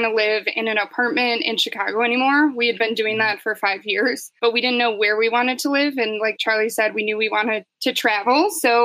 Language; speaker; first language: English; native; English